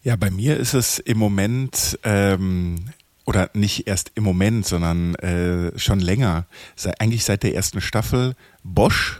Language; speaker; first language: German; native; German